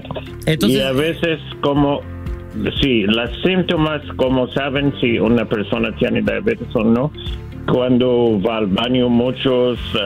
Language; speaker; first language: Spanish; non-native, learner; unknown